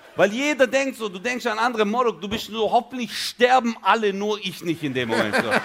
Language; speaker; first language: German; early bilingual, other home language; Turkish